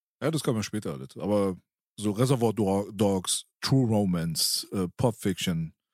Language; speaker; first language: German; early bilingual, other home language; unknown